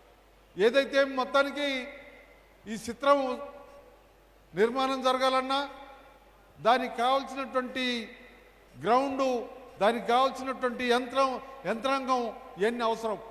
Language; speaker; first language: Telugu; native; Telugu